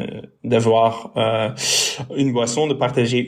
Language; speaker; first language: French; non-native, local second language; Dutch